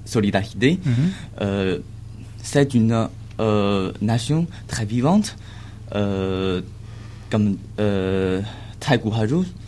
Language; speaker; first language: French; non-native, learner; Chinese